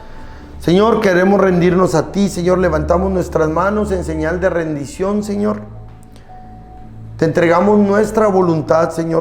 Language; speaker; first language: Spanish; native; Spanish